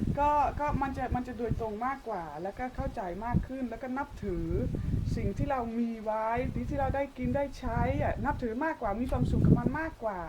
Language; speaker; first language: Thai; non-native, fluent; Dutch